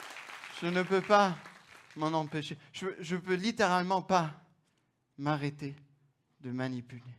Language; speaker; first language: French; non-native, fluent; German